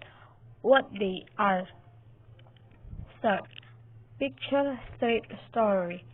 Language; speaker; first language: English; non-native, learner; Indonesian